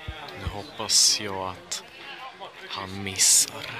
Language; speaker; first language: Swedish; early bilingual, other home language; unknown